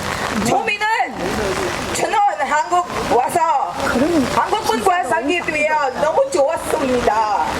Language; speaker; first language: Korean; non-native, fluent; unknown